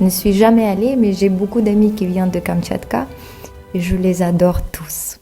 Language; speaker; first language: French; non-native, fluent; Russian